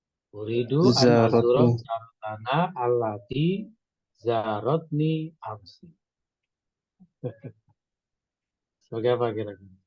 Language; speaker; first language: Arabic; non-native, fluent; Indonesian